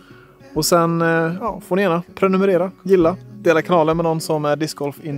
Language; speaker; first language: Swedish; native; Swedish